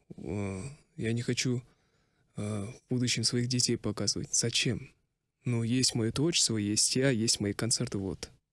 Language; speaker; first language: Russian; non-native, local second language; Kazakh